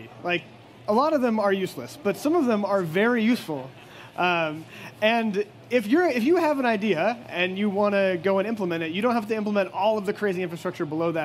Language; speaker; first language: English; native; English